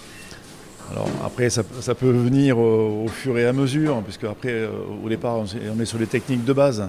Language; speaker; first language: French; native; French